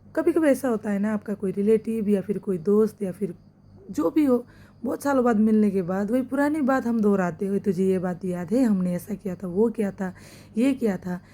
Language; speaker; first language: Hindi; non-native, local second language; Assamese